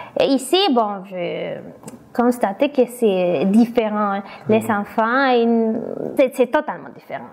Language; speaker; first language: French; non-native, fluent; Spanish